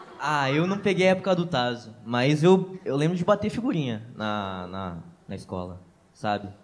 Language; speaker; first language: Portuguese; native; Portuguese